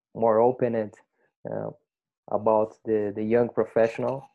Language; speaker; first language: English; non-native, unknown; Portuguese